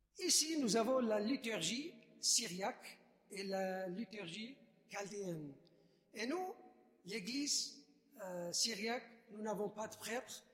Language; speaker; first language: French; non-native, fluent; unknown